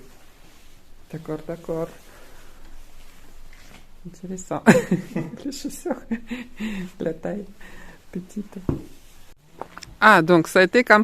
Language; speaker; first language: French; non-native, fluent; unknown